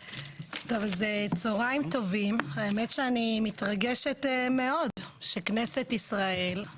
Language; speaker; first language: Hebrew; native; Hebrew